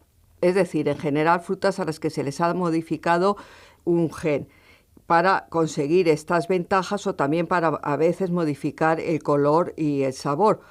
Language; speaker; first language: Spanish; native; Spanish